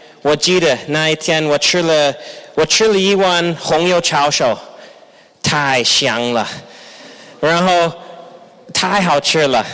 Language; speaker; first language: Chinese; non-native, fluent; English